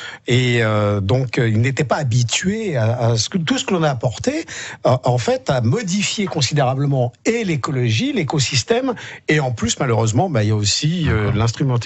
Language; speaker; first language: French; native; French